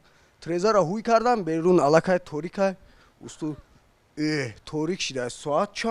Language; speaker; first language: Persian; native; Persian